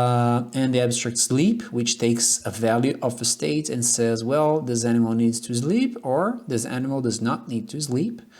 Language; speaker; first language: English; non-native, fluent; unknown